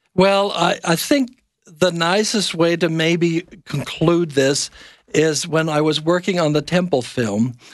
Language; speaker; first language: English; non-native, fluent; German